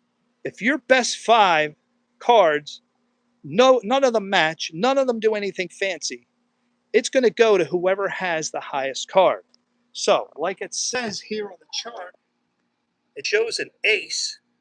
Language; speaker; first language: English; native; English